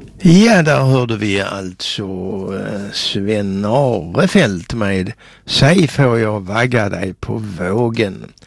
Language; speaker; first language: Swedish; native; Swedish